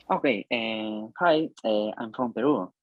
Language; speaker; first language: English; non-native, learner; Spanish